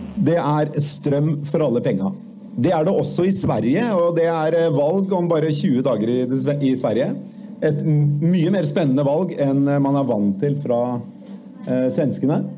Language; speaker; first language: Norwegian; native; Norwegian